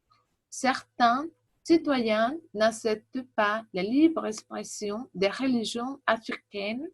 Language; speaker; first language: French; non-native, learner; Portuguese